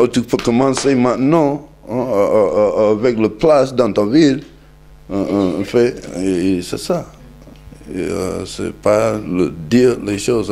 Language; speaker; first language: French; non-native, learner; English